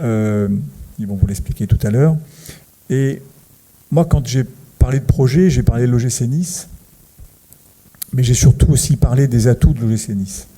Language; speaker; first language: French; native; French